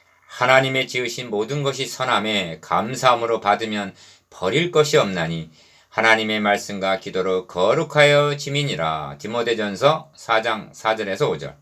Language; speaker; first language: Korean; native; Korean